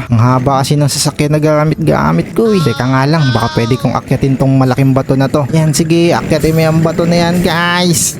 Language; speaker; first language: Filipino; native; Filipino